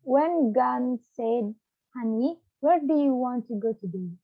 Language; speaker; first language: English; non-native, learner; Balinese